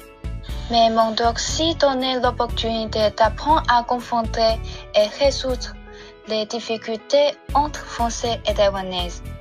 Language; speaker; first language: French; non-native, fluent; Chinese